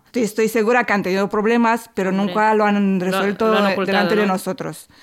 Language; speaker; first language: Spanish; non-native, fluent; Romanian